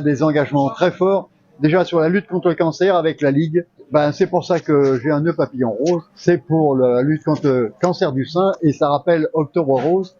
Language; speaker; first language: French; native; French